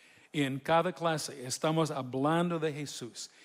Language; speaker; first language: Spanish; non-native, fluent; English